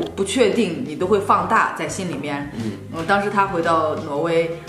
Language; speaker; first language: Chinese; native; Chinese